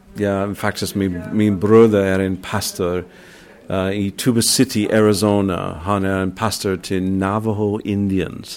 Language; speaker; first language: Swedish; non-native, learner; English